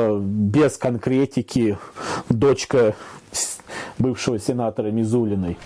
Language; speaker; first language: Russian; native; Russian